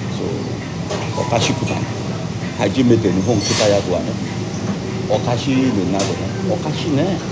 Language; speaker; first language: Japanese; non-native, learner; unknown